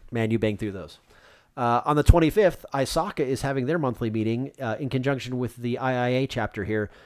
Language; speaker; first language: English; native; English